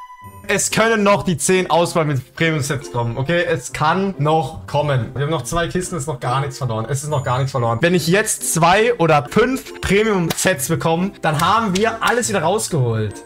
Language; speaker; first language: German; native; German